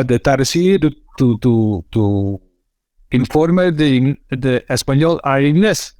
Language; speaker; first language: Spanish; non-native, fluent; Dutch